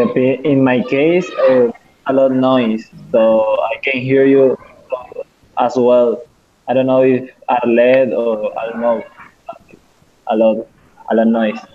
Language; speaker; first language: English; non-native, learner; Spanish